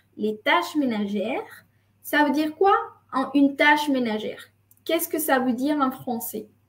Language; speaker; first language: French; non-native, fluent; Spanish